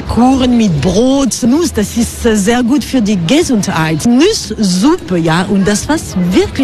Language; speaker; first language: German; non-native, fluent; French